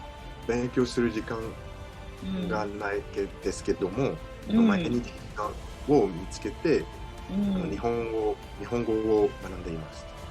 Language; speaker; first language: Japanese; non-native, learner; French